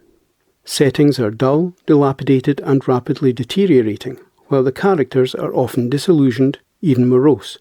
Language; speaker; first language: English; native; English